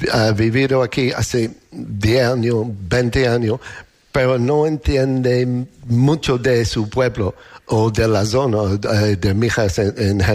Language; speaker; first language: Spanish; non-native, learner; English